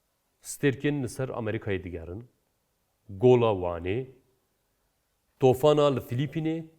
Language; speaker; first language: Kurdish; native; Kurdish